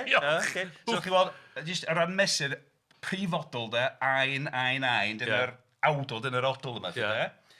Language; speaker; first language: Welsh; native; Welsh